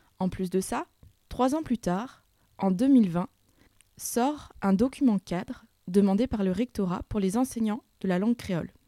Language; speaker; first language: French; non-native, local second language; Réunion Creole French